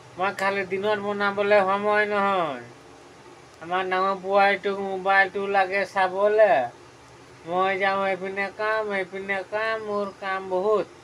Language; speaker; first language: Assamese; non-native, local second language; Sadri